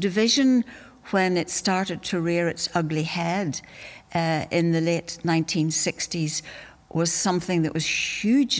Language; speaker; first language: English; native; English